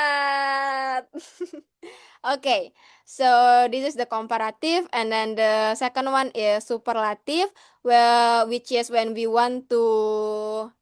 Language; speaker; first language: English; non-native, learner; Indonesian